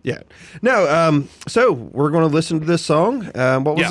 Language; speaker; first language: English; native; English